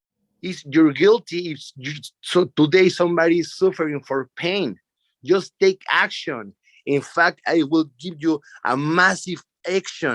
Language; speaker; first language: English; non-native, learner; Spanish